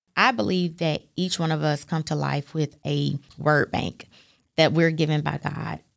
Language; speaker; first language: English; native; English